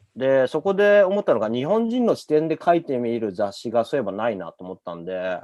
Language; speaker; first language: Japanese; native; Japanese